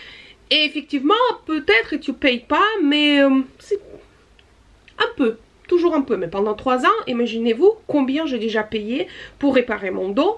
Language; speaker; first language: French; non-native, fluent; Russian